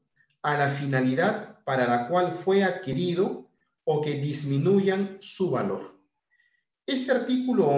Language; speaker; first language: Spanish; native; Spanish